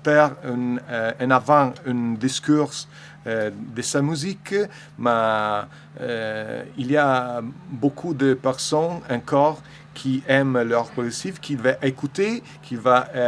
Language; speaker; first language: French; non-native, learner; Italian